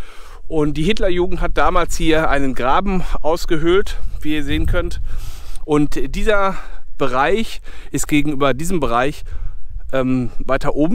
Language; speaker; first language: German; native; German